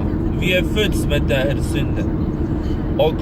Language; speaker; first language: Swedish; non-native, learner; Polish